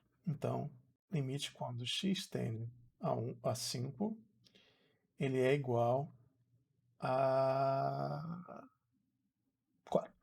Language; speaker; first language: Portuguese; native; Portuguese